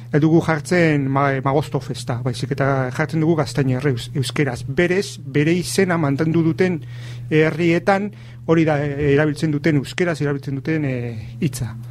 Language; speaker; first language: Basque; early bilingual, other home language; Galician